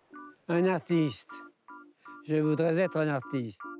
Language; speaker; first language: French; early bilingual, other home language; Italian